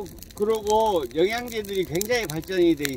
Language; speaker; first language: Korean; native; Korean